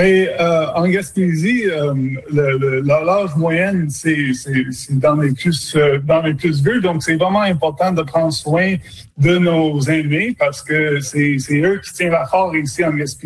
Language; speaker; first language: French; native; French